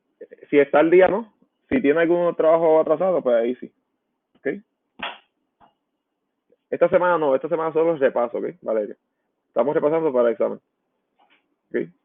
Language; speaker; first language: Spanish; native; Spanish